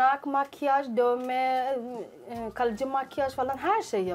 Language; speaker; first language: Turkish; non-native, fluent; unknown